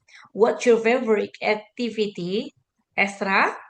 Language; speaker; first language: English; non-native, learner; Indonesian